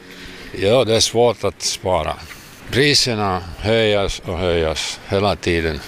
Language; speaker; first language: Swedish; non-native, local second language; Finnish